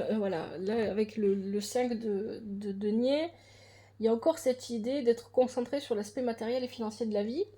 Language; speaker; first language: French; native; French